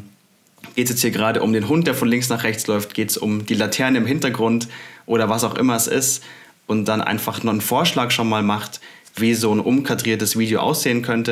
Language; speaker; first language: German; native; German